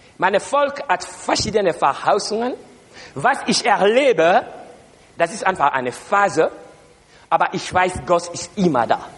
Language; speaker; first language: German; non-native, learner; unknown